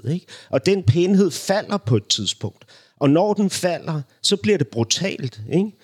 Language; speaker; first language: Danish; native; Danish